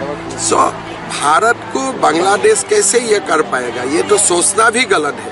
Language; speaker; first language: Hindi; non-native, local second language; Bangla